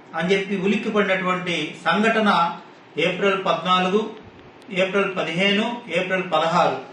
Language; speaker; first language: Telugu; native; Telugu